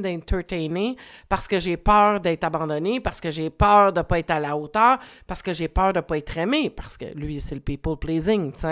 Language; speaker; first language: French; native; French